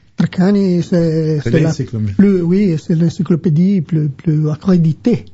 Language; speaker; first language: French; non-native, learner; Italian